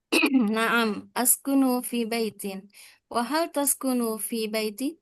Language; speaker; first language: Arabic; non-native, learner; Indonesian